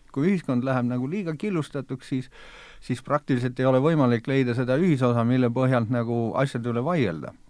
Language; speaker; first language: Estonian; native; Estonian